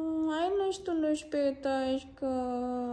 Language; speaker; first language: German; non-native, learner; Indonesian